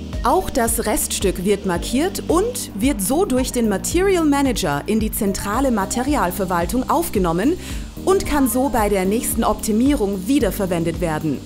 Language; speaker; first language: German; native; German